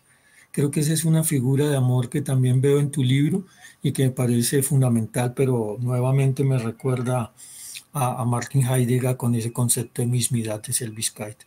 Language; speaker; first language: Spanish; native; Spanish